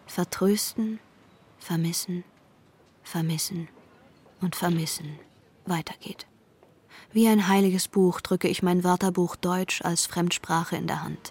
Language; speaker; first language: German; non-native, fluent; Persian